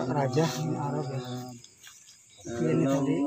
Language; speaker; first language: Indonesian; native; Indonesian